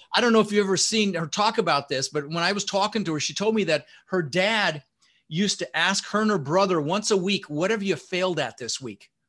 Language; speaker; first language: English; early bilingual, other home language; Dutch